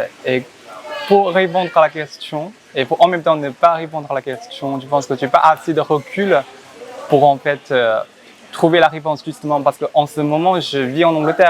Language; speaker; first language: French; non-native, fluent; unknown